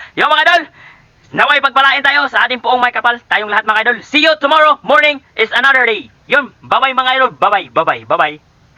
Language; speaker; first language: Filipino; native; Filipino